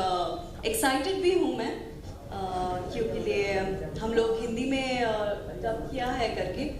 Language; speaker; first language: Hindi; non-native, local second language; Kannada